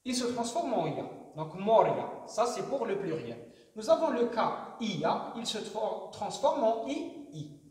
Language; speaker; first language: French; non-native, local second language; Arabic